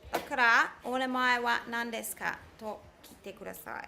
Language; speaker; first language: Japanese; non-native, fluent; English